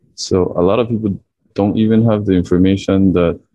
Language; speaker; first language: English; early bilingual, other home language; Chinese